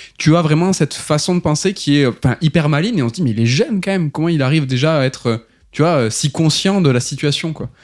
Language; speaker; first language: French; native; French